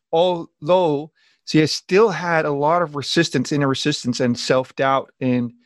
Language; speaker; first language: English; non-native, fluent; Danish